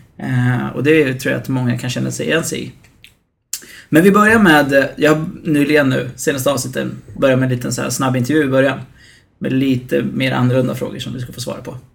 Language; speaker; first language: Swedish; early bilingual, other home language; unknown